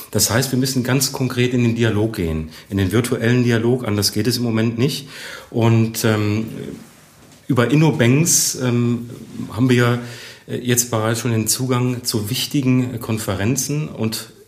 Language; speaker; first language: German; native; German